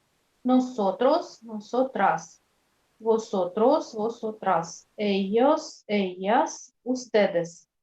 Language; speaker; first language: Spanish; non-native, learner; Russian